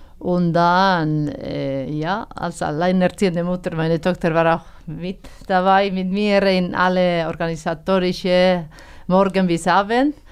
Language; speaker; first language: German; non-native, fluent; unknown